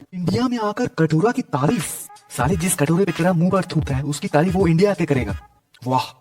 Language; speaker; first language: Hindi; native; Hindi